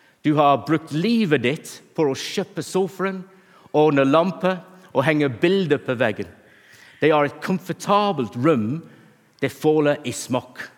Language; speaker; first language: Norwegian; non-native, fluent; English